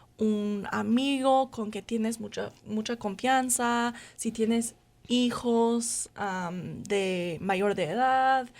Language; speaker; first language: Spanish; non-native, fluent; English